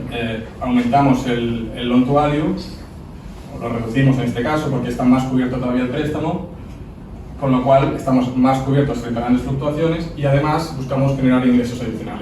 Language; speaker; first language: Spanish; native; Spanish